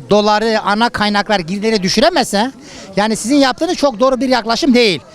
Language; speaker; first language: Turkish; native; Turkish